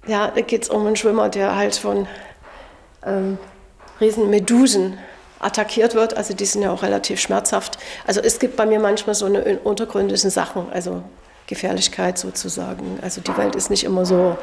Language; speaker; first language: German; native; German